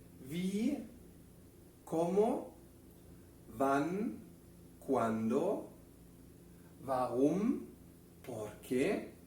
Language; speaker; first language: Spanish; non-native, fluent; German